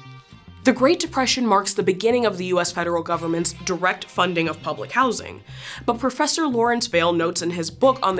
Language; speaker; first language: English; native; English